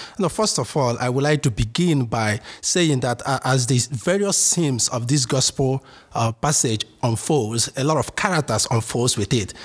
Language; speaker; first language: English; non-native, local second language; Igbo